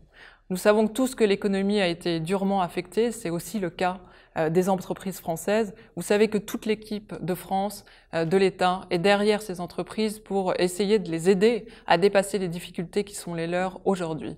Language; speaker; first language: French; native; French